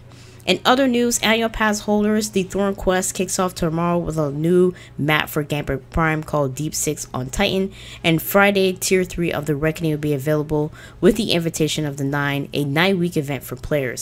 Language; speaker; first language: English; non-native, fluent; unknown